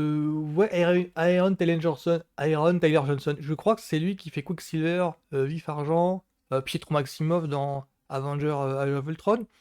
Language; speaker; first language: French; native; French